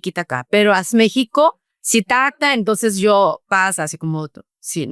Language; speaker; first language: Spanish; non-native, fluent; Korean